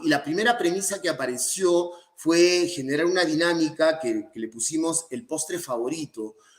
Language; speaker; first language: Spanish; native; Spanish